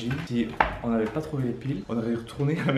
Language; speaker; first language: French; native; French